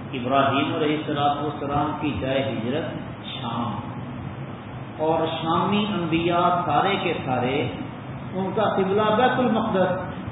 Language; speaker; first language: Urdu; non-native, local second language; Punjabi